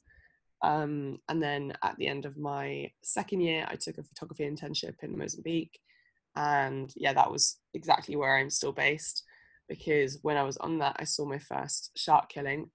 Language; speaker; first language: English; native; English